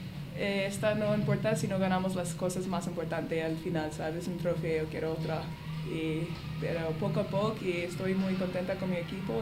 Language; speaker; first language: Spanish; non-native, fluent; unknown